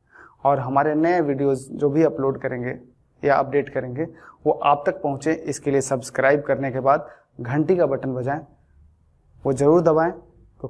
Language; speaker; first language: Hindi; native; Hindi